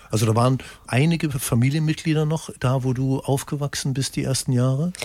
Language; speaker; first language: German; native; German